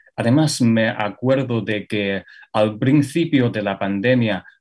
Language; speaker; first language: Spanish; non-native, fluent; Chinese